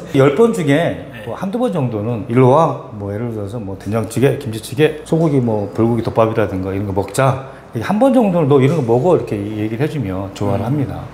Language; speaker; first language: Korean; native; Korean